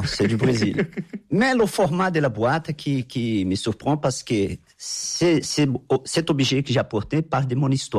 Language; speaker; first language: French; non-native, fluent; Portuguese